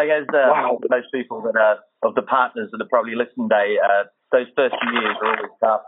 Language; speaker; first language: English; native; English